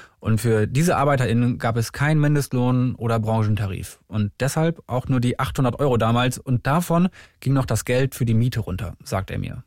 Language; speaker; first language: German; native; German